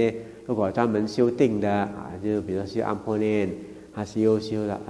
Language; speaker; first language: Chinese; native; Chinese